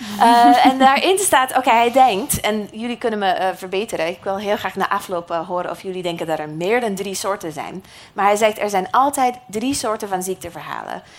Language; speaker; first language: Dutch; non-native, fluent; English